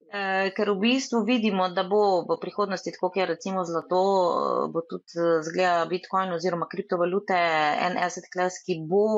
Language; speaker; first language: Slovenian; native; Slovenian